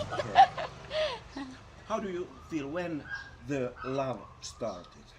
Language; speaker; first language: English; non-native, fluent; Finnish